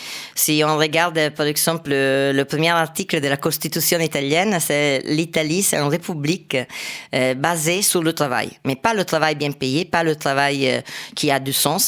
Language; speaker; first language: French; non-native, fluent; Italian